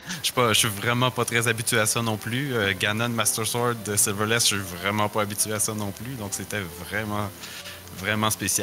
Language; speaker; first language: French; native; French